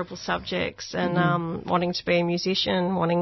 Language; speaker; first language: English; non-native, local second language; Hungarian